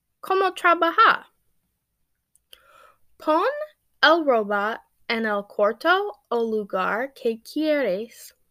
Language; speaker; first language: Spanish; non-native, learner; English